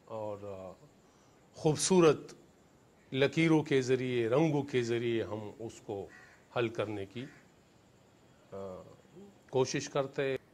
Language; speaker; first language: Urdu; non-native, local second language; Pashto